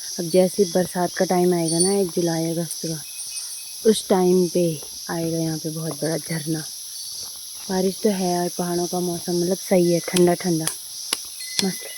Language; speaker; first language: Hindi; native; Hindi